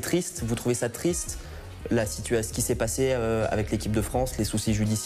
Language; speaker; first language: French; native; French